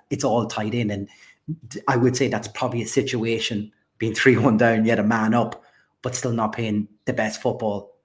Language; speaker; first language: English; native; English